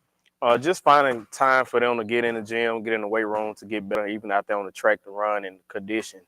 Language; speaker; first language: English; native; English